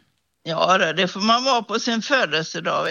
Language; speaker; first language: Swedish; native; Swedish